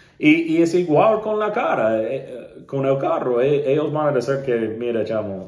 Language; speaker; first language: Spanish; non-native, learner; English